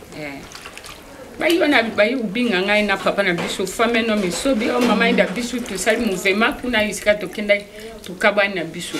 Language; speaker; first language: Lingala; non-native, local second language; Kituba (Democratic Republic of Congo)